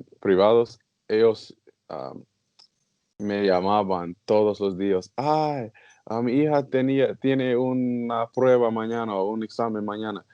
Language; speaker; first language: Spanish; non-native, learner; English